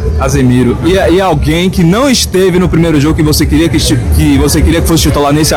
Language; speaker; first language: Portuguese; native; Portuguese